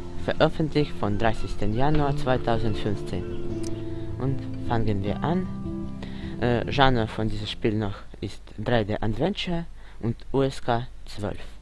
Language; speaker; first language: German; non-native, fluent; Russian